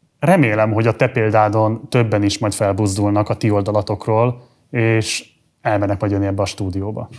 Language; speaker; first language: Hungarian; native; Hungarian